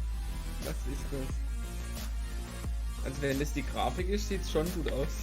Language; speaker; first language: German; native; German